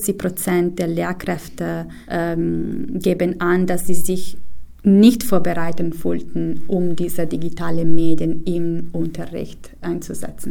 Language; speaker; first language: German; non-native, fluent; Italian